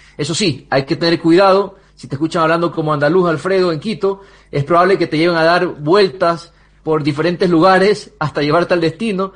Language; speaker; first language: Spanish; native; Spanish